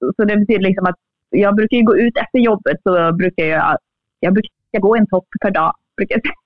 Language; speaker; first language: Swedish; native; Swedish